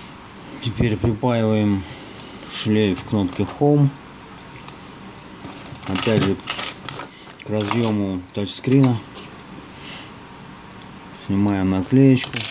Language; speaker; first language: Russian; native; Russian